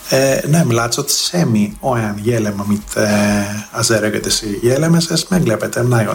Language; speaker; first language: Hungarian; non-native, fluent; Greek